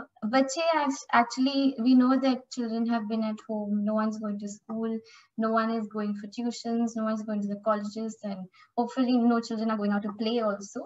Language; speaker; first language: Hindi; non-native, learner; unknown